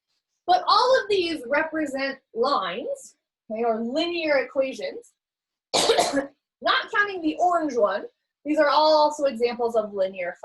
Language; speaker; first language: English; native; English